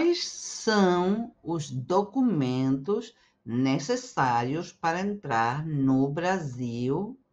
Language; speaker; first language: Portuguese; non-native, fluent; Spanish